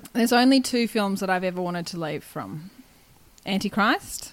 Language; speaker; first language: English; native; English